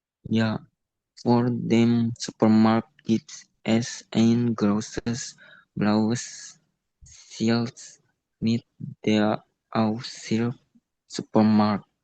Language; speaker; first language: German; non-native, learner; Indonesian